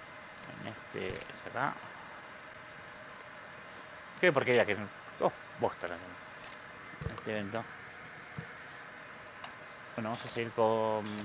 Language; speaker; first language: Spanish; native; Spanish